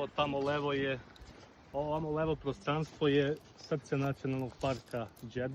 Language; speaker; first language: Bosnian; native; Bosnian